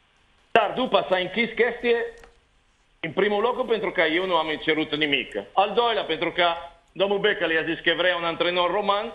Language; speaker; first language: Romanian; non-native, learner; Italian